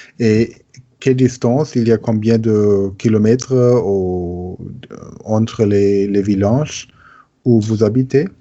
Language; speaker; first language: French; non-native, learner; German